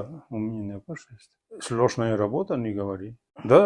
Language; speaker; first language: Russian; non-native, fluent; Spanish